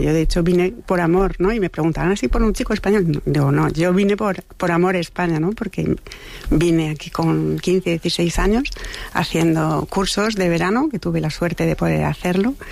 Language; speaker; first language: Spanish; non-native, fluent; French